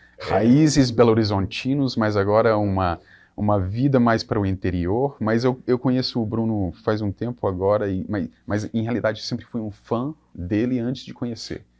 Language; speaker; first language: Portuguese; non-native, fluent; English